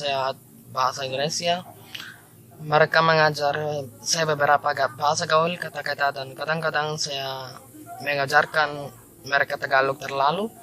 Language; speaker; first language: Indonesian; non-native, fluent; Filipino